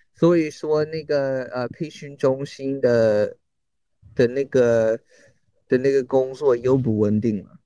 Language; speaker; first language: Chinese; non-native, learner; English